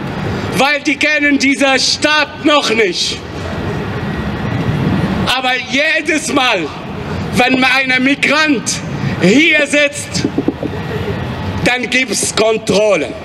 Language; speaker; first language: German; non-native, fluent; Arabic